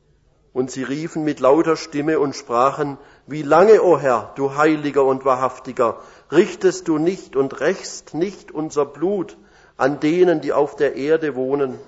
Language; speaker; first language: German; native; German